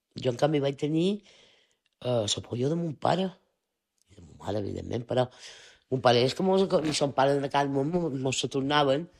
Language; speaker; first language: Catalan; native; Catalan